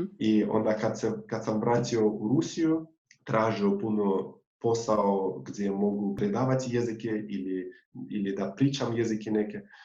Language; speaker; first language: Bosnian; non-native, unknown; Tatar